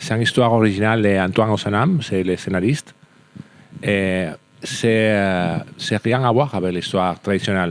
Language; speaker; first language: French; non-native, learner; Spanish